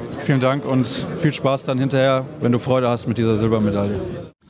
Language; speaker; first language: German; native; German